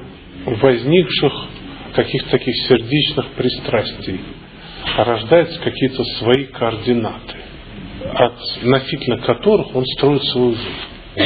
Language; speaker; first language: Russian; native; Russian